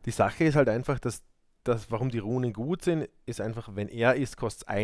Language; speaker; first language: German; native; German